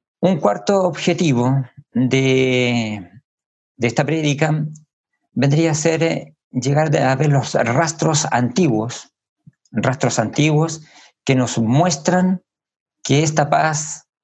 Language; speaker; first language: Spanish; native; Spanish